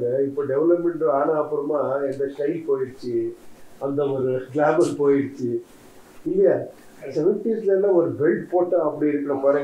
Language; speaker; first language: Tamil; non-native, learner; Kannada